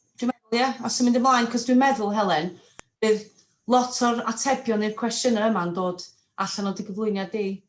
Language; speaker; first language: Welsh; non-native, local second language; English